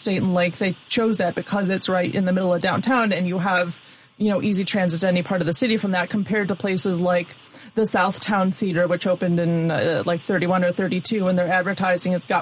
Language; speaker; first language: English; native; English